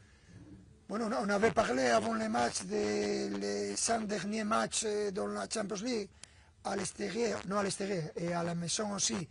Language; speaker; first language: French; non-native, fluent; Spanish